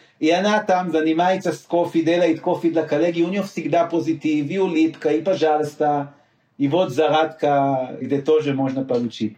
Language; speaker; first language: Russian; non-native, learner; Hebrew